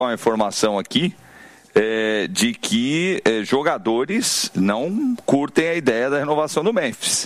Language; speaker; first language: Portuguese; native; Portuguese